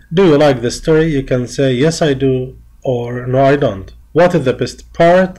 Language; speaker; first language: English; non-native, fluent; Arabic